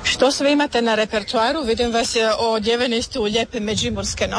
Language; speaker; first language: Serbian; native; Serbian